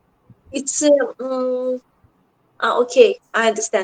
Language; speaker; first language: English; non-native, learner; Azerbaijani